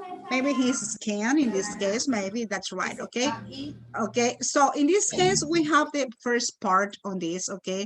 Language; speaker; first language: English; non-native, fluent; Spanish